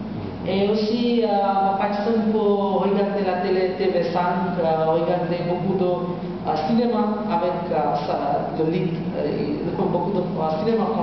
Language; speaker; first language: French; non-native, learner; Bangla